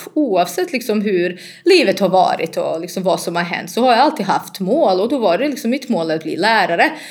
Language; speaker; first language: Swedish; non-native, fluent; Bosnian